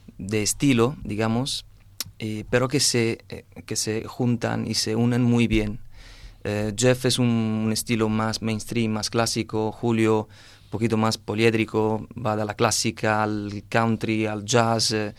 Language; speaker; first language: Spanish; non-native, fluent; Italian